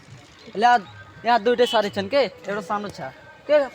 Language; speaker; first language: Nepali; non-native, local second language; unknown